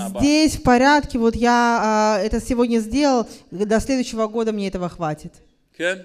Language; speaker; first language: Russian; native; Russian